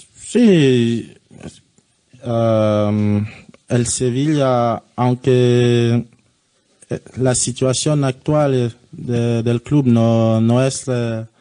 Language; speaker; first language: Spanish; non-native, learner; French